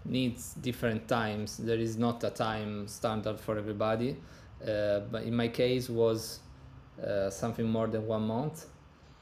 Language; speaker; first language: English; non-native, learner; Italian